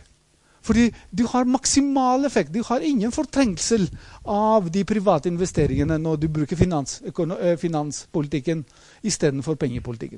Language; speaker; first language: Norwegian; non-native, fluent; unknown